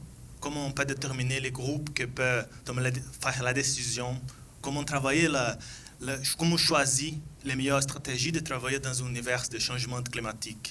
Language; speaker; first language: French; non-native, fluent; Portuguese